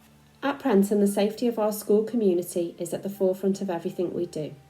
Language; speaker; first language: English; native; English